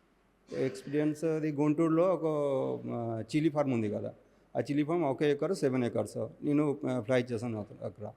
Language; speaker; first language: Telugu; non-native, local second language; Odia